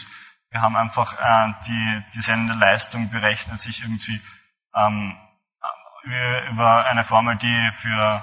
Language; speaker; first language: German; native; German